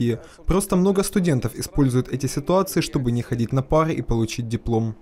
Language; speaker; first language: Ukrainian; non-native, fluent; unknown